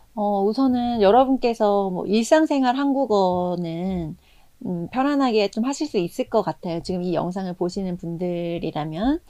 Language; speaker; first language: Korean; native; Korean